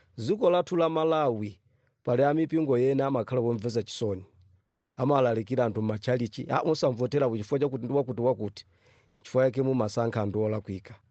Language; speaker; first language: Nyanja; non-native, local second language; Yao